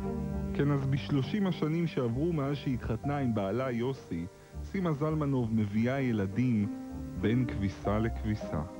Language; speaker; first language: Hebrew; native; Hebrew